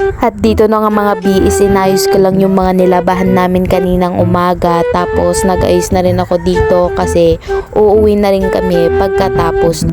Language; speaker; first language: Filipino; non-native, local second language; Cebuano